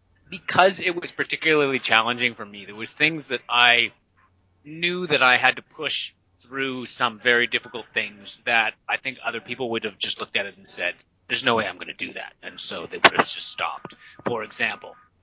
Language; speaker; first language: English; native; English